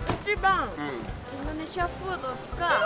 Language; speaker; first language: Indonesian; non-native, learner; Japanese